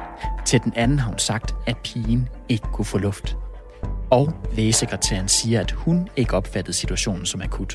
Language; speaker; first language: Danish; native; Danish